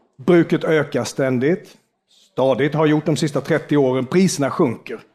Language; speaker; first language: Swedish; native; Swedish